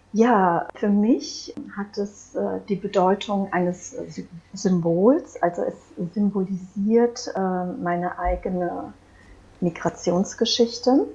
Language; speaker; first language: German; early bilingual, other home language; Croatian